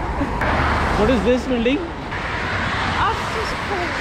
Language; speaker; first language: English; non-native, local second language; Hindi